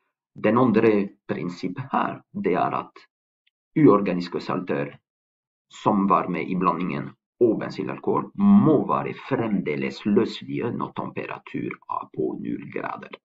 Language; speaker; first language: Norwegian; non-native, fluent; French